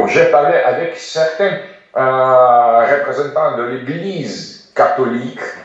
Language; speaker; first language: French; non-native, fluent; Russian